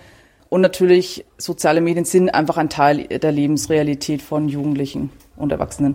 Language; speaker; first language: German; native; German